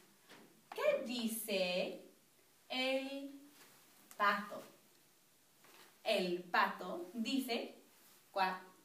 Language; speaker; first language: Spanish; non-native, fluent; English